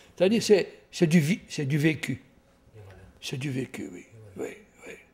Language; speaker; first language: French; native; French